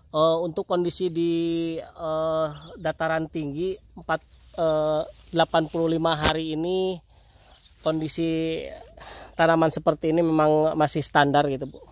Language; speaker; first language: Indonesian; native; Indonesian